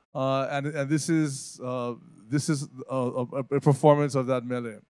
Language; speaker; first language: English; native; English